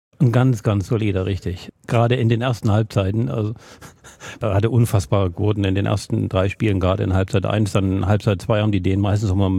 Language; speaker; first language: German; native; German